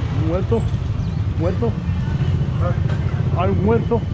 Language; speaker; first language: Spanish; non-native, learner; English